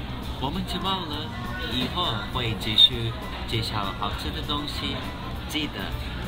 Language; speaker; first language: Chinese; non-native, learner; Turkish